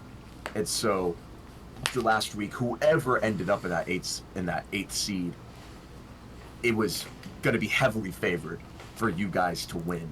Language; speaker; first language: English; native; English